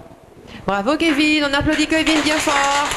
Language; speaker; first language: French; native; French